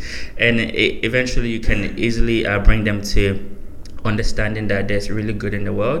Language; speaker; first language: English; non-native, local second language; Akan